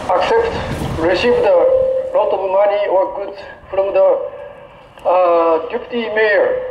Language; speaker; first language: English; non-native, learner; Japanese